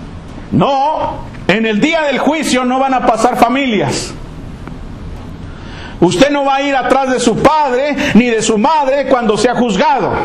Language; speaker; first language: Spanish; native; Spanish